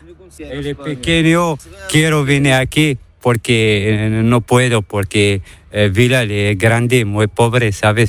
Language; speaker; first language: Spanish; non-native, learner; Arabic